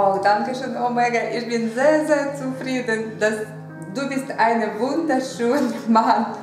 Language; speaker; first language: German; non-native, learner; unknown